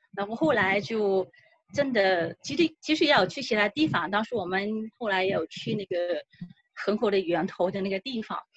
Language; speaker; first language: Chinese; non-native, local second language; Cantonese